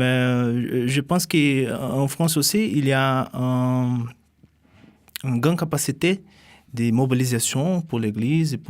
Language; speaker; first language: French; non-native, fluent; Portuguese